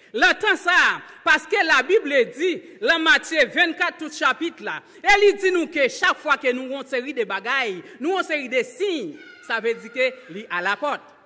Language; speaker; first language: French; non-native, local second language; Haitian Creole